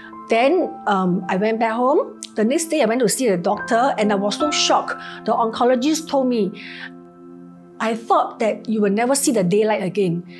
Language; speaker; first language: English; non-native, local second language; Cantonese